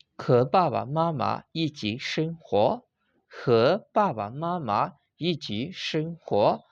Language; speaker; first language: Chinese; non-native, fluent; Burmese